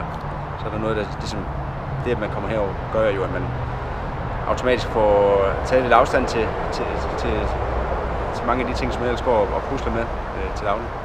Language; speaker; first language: Danish; native; Danish